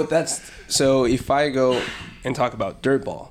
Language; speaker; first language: English; non-native, fluent; Spanish